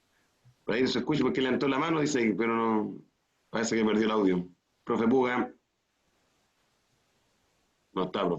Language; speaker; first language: Spanish; native; Spanish